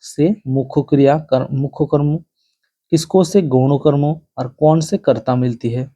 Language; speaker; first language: Hindi; non-native, local second language; Bangla